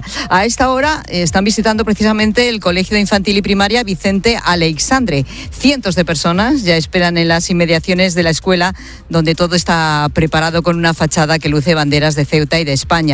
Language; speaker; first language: Spanish; native; Spanish